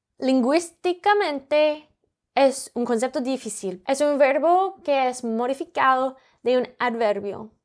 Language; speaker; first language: Spanish; non-native, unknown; English